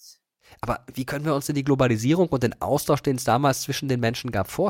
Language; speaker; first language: German; native; German